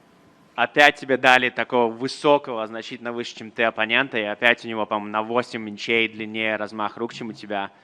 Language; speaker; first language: Russian; native; Russian